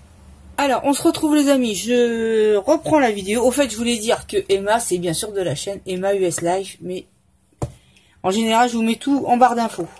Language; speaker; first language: French; native; French